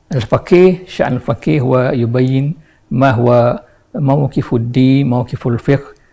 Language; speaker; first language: Arabic; non-native, fluent; Malay